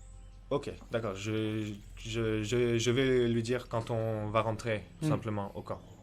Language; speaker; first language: French; native; French